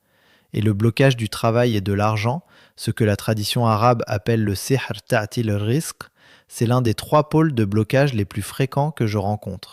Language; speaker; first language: French; native; French